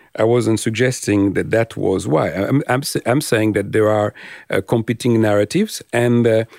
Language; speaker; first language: English; non-native, fluent; French